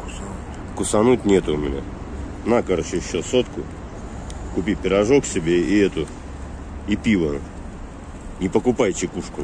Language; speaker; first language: Russian; native; Russian